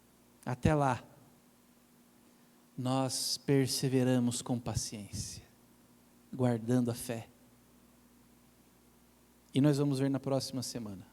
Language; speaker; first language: Portuguese; native; Portuguese